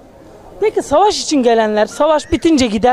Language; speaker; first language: Turkish; native; Turkish